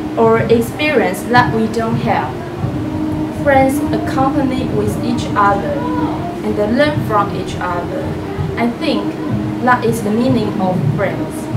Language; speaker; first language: English; non-native, learner; Chinese